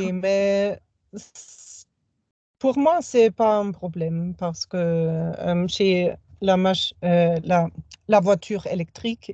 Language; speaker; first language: French; non-native, fluent; German